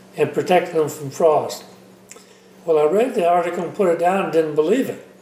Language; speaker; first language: English; native; English